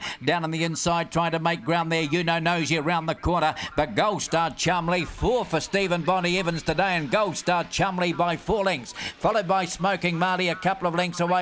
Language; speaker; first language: English; native; English